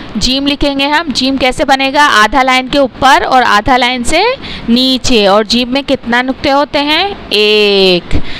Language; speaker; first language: Urdu; non-native, local second language; Punjabi